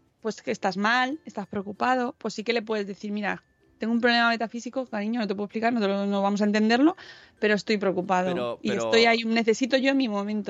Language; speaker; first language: Spanish; native; Spanish